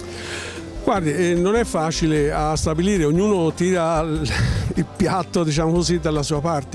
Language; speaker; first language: Italian; native; Italian